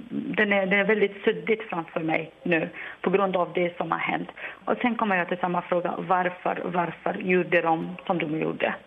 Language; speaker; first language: Swedish; non-native, learner; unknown